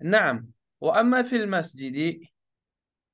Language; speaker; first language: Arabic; non-native, fluent; Urdu